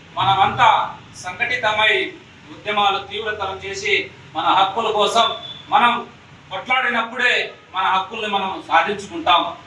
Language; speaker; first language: Telugu; non-native, local second language; Lambadi